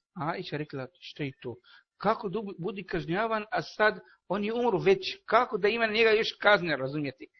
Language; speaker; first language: Bosnian; non-native, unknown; Arabic